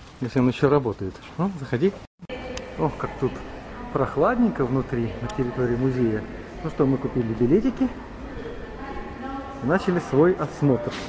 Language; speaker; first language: Russian; native; Russian